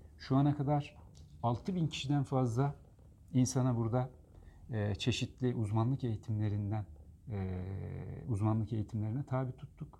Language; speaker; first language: Turkish; native; Turkish